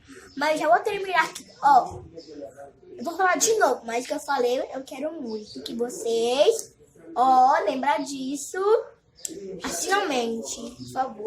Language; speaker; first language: Portuguese; early bilingual, other home language; Haitian Creole